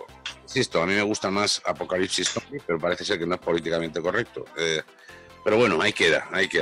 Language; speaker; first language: Spanish; native; Spanish